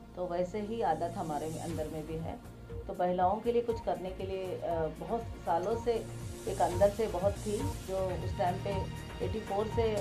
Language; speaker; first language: Hindi; native; Hindi